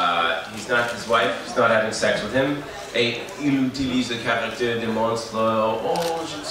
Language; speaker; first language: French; non-native, learner; English